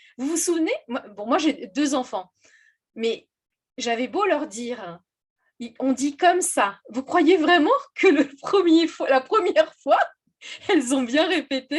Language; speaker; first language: French; native; French